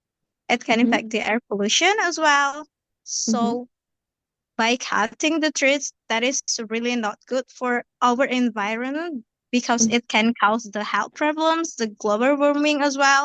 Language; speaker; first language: English; non-native, learner; Indonesian